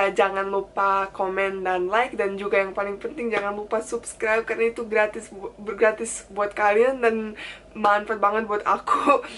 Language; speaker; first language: Indonesian; non-native, fluent; Turkish